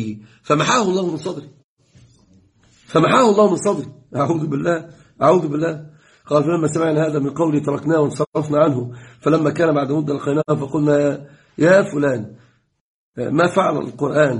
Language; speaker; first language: Arabic; native; Arabic